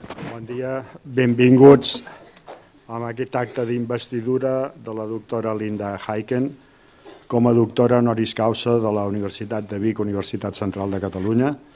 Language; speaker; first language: Catalan; native; Catalan